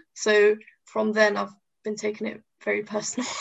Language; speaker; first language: English; native; English